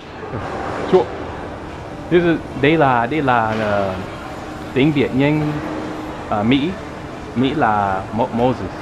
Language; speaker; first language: Vietnamese; non-native, learner; English